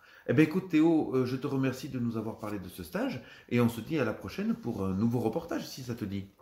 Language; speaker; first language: French; native; French